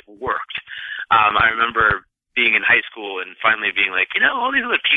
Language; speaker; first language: English; native; English